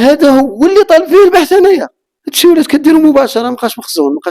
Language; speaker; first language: Arabic; native; Arabic